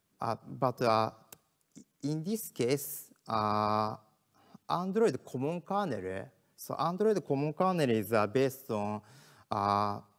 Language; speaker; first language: English; non-native, learner; Japanese